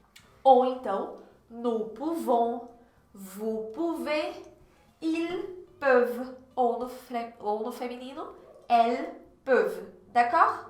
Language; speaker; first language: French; non-native, fluent; Portuguese